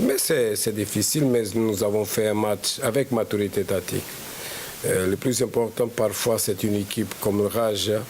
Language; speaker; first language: French; non-native, fluent; Portuguese